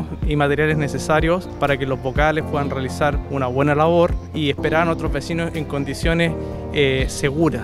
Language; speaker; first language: Spanish; native; Spanish